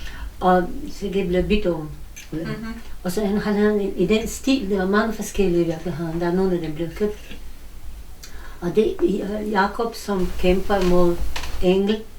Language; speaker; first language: Danish; non-native, learner; Russian